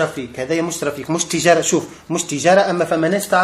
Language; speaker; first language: Arabic; native; Arabic